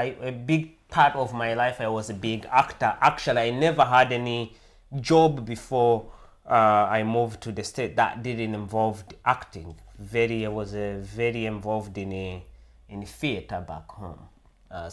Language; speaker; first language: English; non-native, local second language; Kinyarwanda